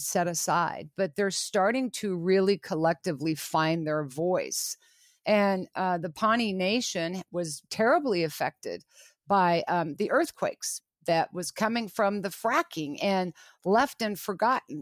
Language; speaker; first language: English; native; English